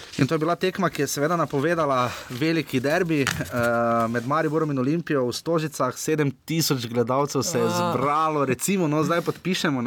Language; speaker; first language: Slovenian; native; Slovenian